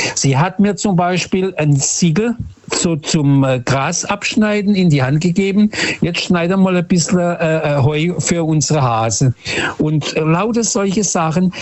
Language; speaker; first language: German; early bilingual, other home language; Portuguese